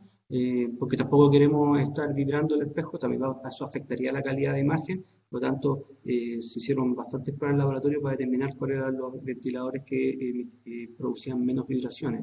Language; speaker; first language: Spanish; native; Spanish